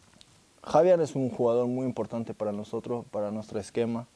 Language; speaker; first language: Spanish; non-native, fluent; French